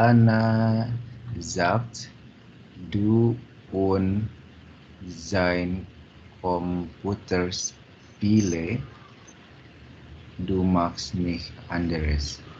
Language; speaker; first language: German; non-native, learner; Indonesian